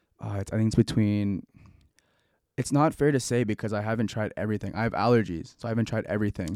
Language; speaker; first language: English; early bilingual, other home language; Vietnamese